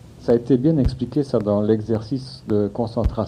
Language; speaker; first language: French; native; French